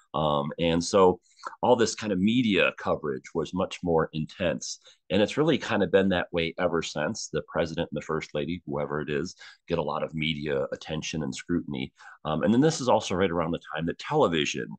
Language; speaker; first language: English; native; English